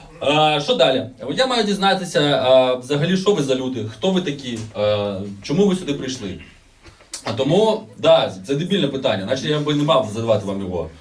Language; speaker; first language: Ukrainian; native; Ukrainian